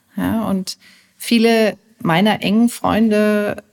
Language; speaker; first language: German; native; German